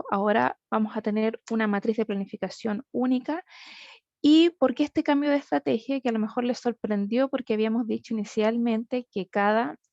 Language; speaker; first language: Spanish; native; Spanish